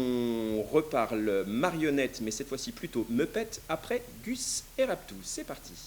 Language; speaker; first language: French; native; French